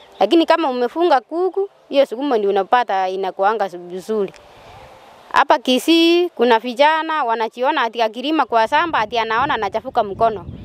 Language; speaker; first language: Swahili; non-native, local second language; Gusii